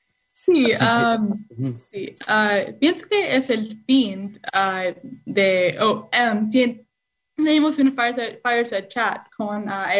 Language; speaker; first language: Spanish; non-native, learner; English